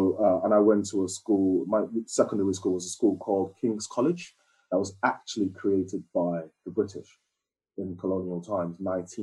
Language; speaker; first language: English; native; English